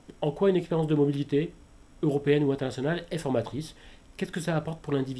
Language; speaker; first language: French; native; French